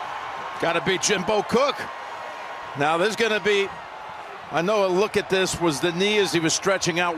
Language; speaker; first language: English; native; English